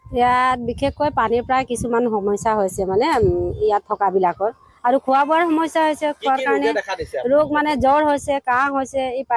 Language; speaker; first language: Assamese; native; Assamese